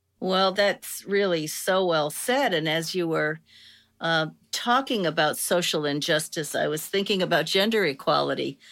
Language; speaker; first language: English; native; English